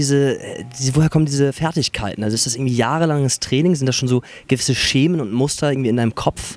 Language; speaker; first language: German; native; German